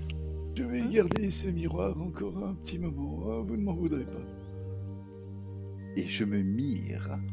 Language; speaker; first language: French; native; French